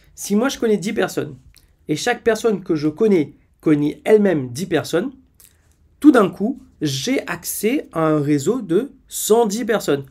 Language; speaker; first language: French; native; French